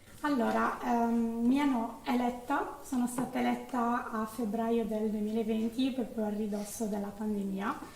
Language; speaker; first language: Italian; early bilingual, heritage; Italian